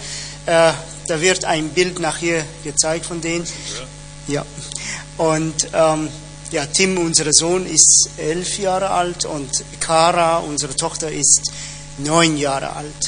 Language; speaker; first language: German; non-native, fluent; Persian